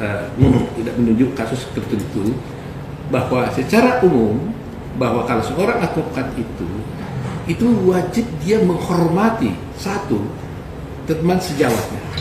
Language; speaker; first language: Indonesian; native; Indonesian